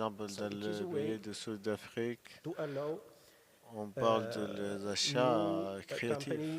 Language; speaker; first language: French; non-native, learner; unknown